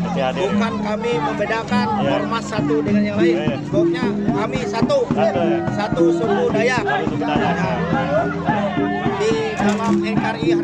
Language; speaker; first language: Indonesian; non-native, local second language; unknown